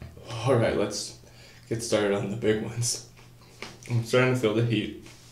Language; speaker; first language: English; native; English